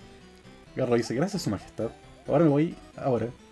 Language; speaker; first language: Spanish; native; Spanish